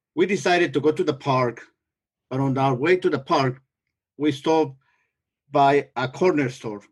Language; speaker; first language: English; non-native, fluent; Spanish